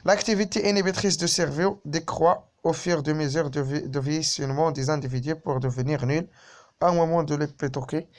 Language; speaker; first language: French; non-native, local second language; Arabic